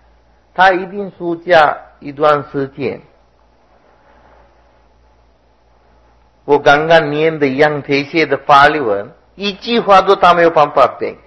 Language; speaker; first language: Chinese; non-native, fluent; Sinhala